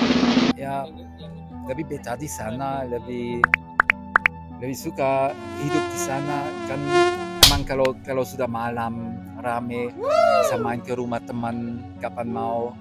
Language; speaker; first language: Indonesian; non-native, fluent; German